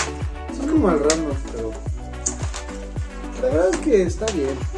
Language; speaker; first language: Spanish; native; Spanish